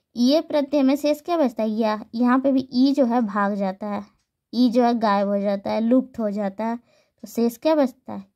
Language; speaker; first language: Hindi; native; Hindi